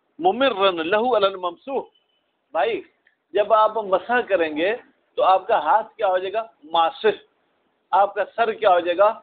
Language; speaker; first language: Urdu; non-native, local second language; Sindhi